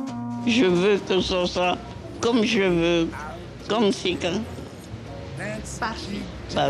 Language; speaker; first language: French; non-native, local second language; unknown